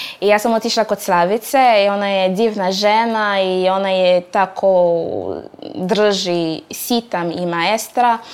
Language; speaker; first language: Serbian; non-native, fluent; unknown